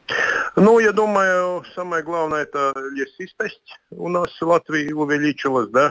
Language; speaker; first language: Russian; non-native, local second language; Latvian